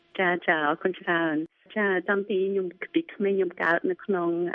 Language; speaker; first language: Khmer; early bilingual, other home language; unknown